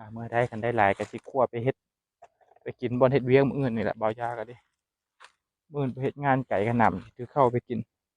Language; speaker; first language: Thai; native; Thai